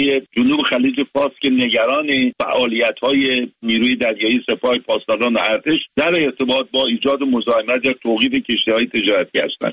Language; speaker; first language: Persian; native; Persian